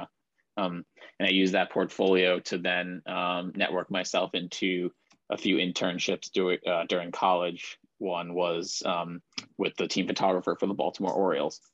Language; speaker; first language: English; native; English